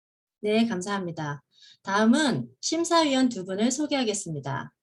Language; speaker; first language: Korean; native; Korean